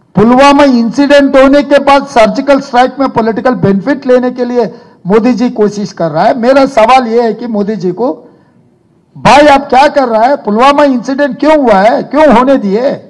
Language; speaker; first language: Hindi; non-native, local second language; Telugu